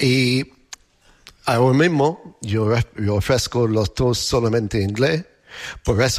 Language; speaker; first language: Spanish; non-native, learner; English